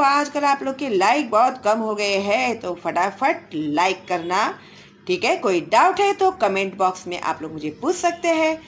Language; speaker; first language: Hindi; non-native, local second language; Marathi